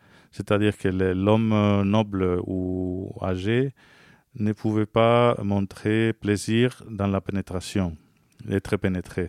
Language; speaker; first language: French; non-native, fluent; Spanish